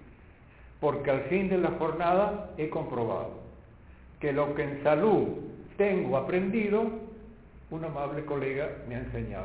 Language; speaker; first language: Spanish; native; Spanish